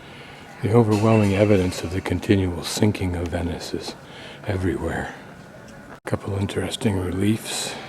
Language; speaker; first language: English; native; English